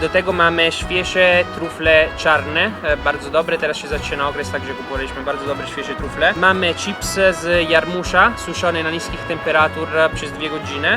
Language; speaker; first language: Polish; non-native, learner; Italian